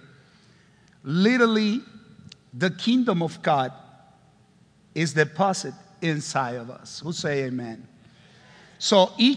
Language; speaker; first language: English; non-native, fluent; Spanish